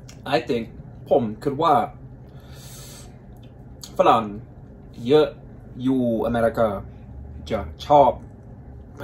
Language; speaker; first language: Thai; non-native, learner; English